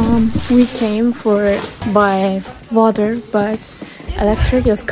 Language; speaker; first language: English; non-native, learner; Turkish